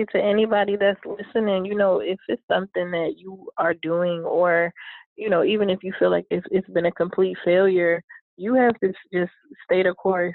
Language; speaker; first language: English; native; English